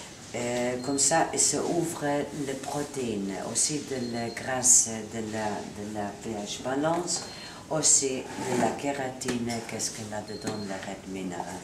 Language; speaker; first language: French; non-native, learner; Italian